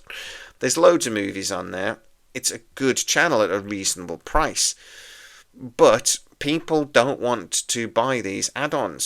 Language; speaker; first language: English; native; English